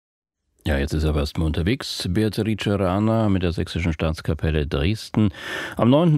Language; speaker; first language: German; native; German